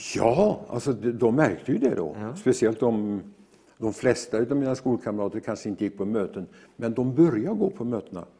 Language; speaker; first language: Swedish; native; Swedish